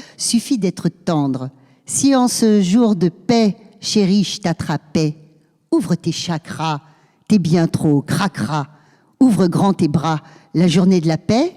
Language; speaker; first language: French; native; French